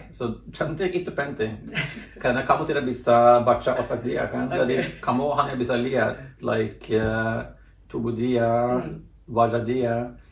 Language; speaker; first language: Indonesian; non-native, fluent; Norwegian